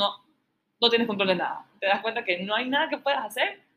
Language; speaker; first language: Spanish; native; Spanish